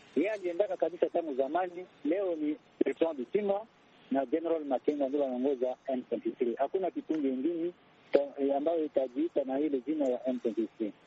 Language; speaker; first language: Swahili; non-native, local second language; Kinyarwanda